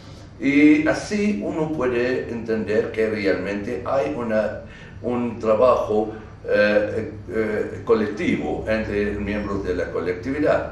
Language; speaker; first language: Spanish; non-native, fluent; Arabic